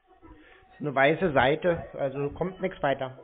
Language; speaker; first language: German; native; German